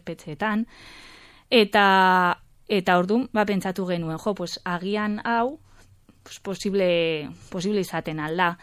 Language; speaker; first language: Basque; non-native, local second language; Spanish